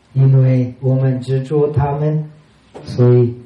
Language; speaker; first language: Chinese; non-native, fluent; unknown